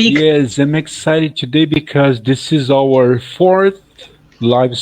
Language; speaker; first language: English; non-native, fluent; Portuguese